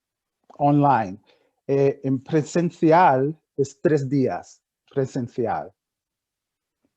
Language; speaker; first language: Spanish; non-native, fluent; English